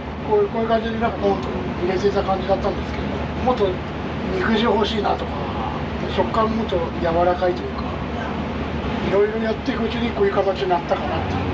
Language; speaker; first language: Japanese; native; Japanese